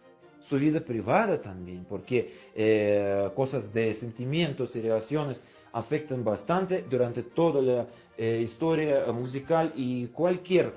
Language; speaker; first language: Spanish; non-native, fluent; Russian